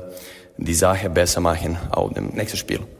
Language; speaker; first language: German; non-native, fluent; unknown